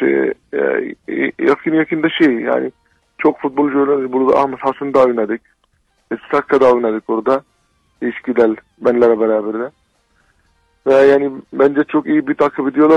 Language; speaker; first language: Turkish; non-native, learner; Arabic